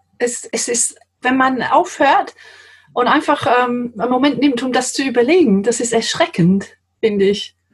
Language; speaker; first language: German; non-native, fluent; English